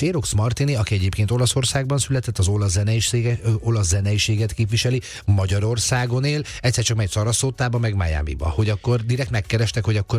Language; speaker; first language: Hungarian; native; Hungarian